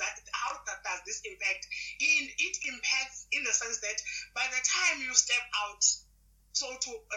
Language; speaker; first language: English; non-native, local second language; Xhosa